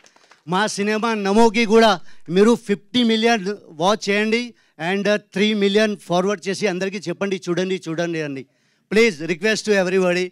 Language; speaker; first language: Telugu; non-native, learner; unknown